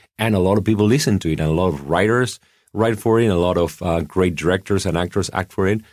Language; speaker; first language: English; non-native, fluent; Spanish